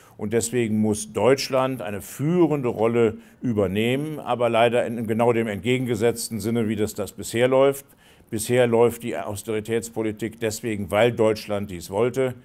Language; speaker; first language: German; native; German